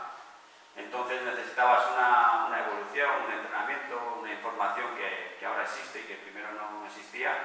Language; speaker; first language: Spanish; native; Spanish